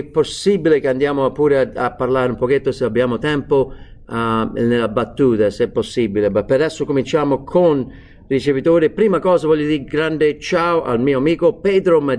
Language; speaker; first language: Italian; non-native, fluent; English